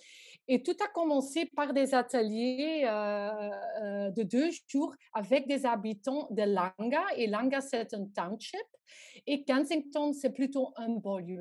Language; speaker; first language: French; non-native, local second language; Dutch